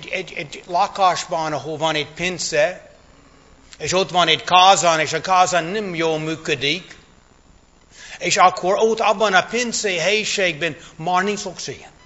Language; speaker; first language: Hungarian; non-native, fluent; English